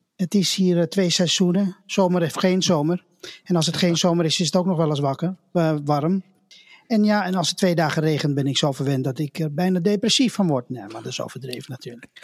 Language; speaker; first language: Dutch; native; Dutch